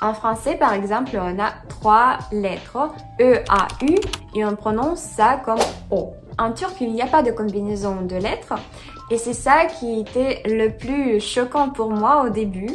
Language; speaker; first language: French; non-native, fluent; Russian